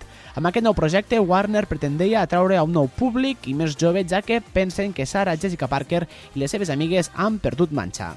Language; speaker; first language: Catalan; native; Catalan